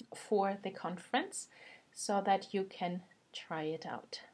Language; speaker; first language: English; non-native, fluent; German